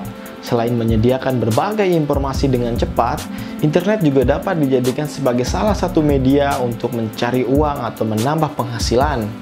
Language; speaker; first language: Indonesian; native; Indonesian